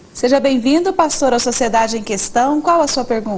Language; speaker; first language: Portuguese; native; Portuguese